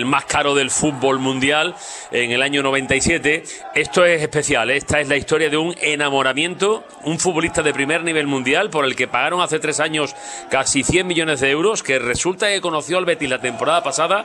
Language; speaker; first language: Spanish; native; Spanish